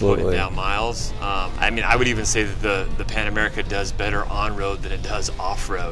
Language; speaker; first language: English; native; English